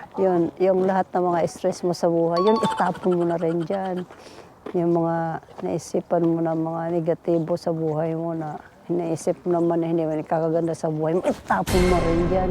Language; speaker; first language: Filipino; non-native, local second language; Cebuano